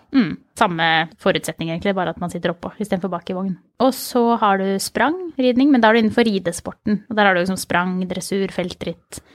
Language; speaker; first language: Norwegian; native; Norwegian